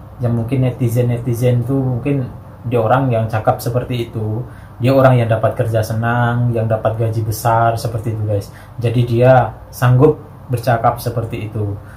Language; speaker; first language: Indonesian; native; Indonesian